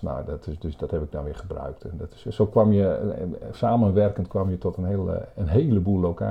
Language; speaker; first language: Dutch; native; Dutch